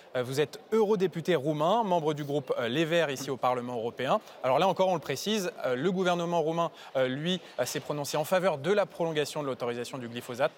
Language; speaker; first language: French; native; French